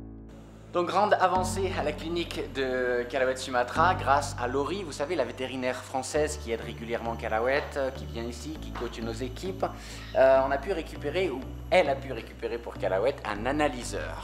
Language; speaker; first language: French; native; French